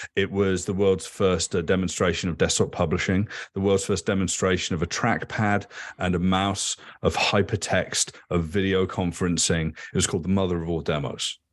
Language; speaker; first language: English; native; English